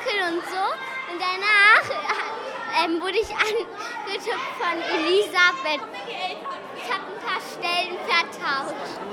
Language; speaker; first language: German; early bilingual, other home language; Arabic